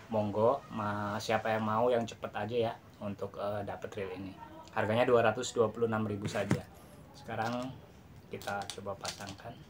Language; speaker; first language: Indonesian; non-native, local second language; Javanese